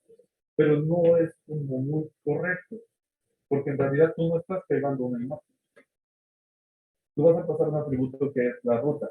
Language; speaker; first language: Spanish; native; Spanish